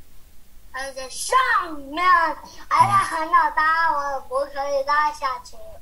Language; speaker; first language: Chinese; early bilingual, heritage; Chinese